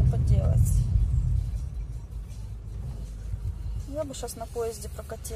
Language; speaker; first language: Russian; native; Russian